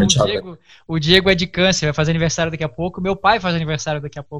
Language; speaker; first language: Portuguese; native; Portuguese